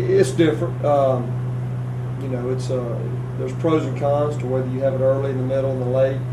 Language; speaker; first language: English; native; English